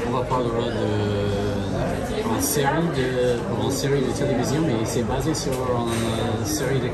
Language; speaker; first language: French; non-native, fluent; English